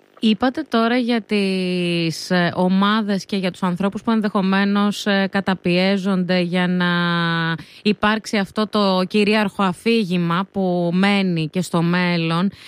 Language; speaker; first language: Greek; native; Greek